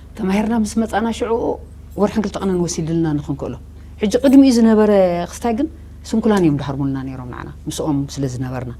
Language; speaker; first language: Tigrinya; native; Tigrinya